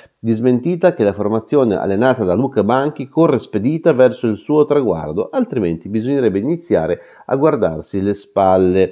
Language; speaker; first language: Italian; native; Italian